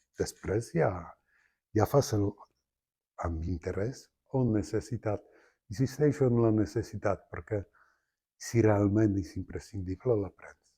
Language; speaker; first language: Catalan; non-native, fluent; Polish